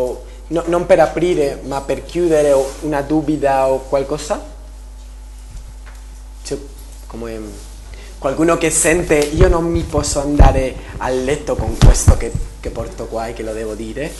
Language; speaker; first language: Italian; non-native, learner; Spanish